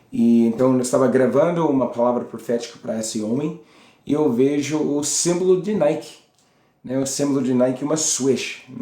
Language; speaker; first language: Portuguese; non-native, learner; English